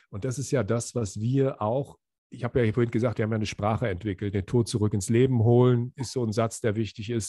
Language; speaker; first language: German; native; German